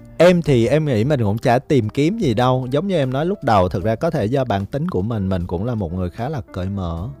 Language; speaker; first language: Vietnamese; native; Vietnamese